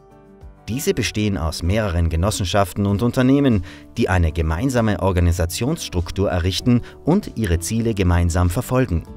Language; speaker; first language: German; native; German